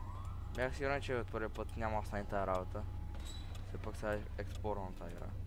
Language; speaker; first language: Bulgarian; native; Bulgarian